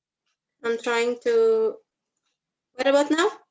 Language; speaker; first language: English; non-native, fluent; Indonesian